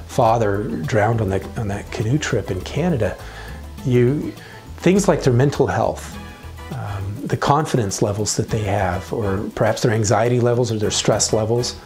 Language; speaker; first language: English; native; English